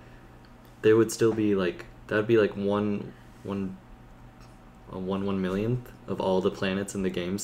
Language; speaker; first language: English; native; English